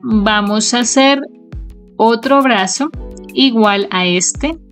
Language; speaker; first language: Spanish; native; Spanish